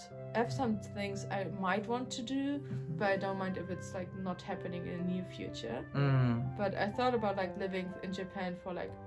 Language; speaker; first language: English; non-native, fluent; German